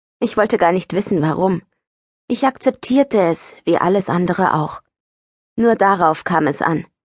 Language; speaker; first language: German; native; German